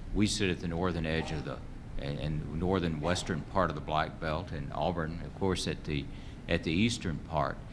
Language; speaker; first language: English; native; English